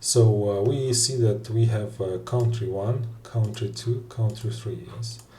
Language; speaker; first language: English; non-native, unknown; Russian